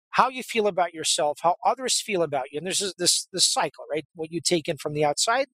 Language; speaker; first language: English; native; English